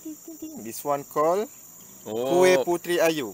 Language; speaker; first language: English; non-native, learner; Malay